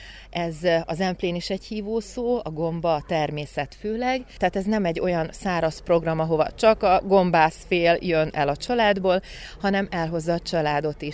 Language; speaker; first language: Hungarian; native; Hungarian